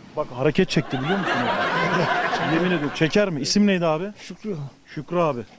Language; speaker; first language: Turkish; native; Turkish